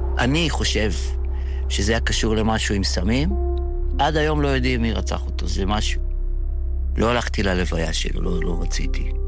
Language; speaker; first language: Hebrew; early bilingual, other home language; Yiddish